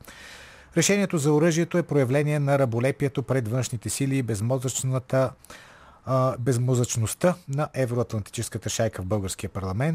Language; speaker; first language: Bulgarian; native; Bulgarian